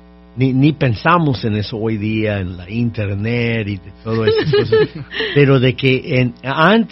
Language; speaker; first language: Spanish; non-native, fluent; English